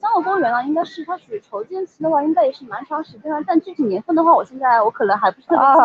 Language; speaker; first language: Chinese; native; Chinese